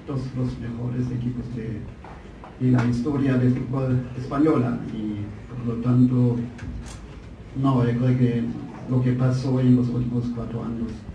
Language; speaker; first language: Spanish; non-native, fluent; German